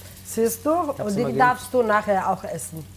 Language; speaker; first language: German; non-native, fluent; Italian